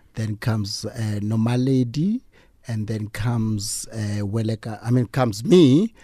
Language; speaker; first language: English; non-native, local second language; Xhosa